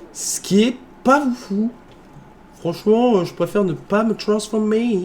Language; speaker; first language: French; native; French